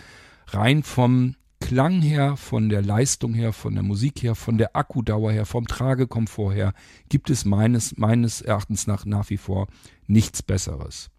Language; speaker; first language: German; native; German